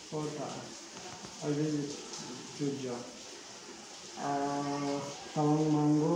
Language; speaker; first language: Indonesian; non-native, learner; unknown